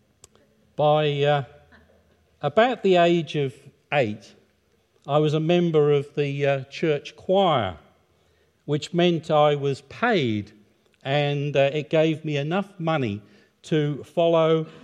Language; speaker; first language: English; native; English